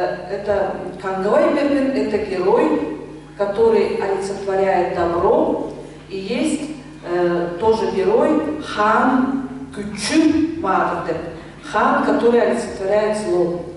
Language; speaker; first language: Russian; non-native, local second language; Tuvinian